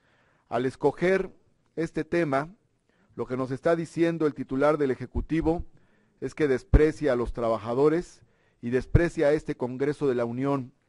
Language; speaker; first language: Spanish; native; Spanish